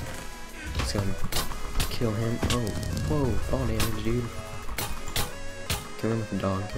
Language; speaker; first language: English; native; English